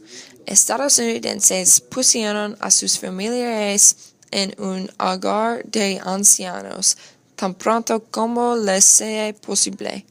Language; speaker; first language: Spanish; non-native, learner; English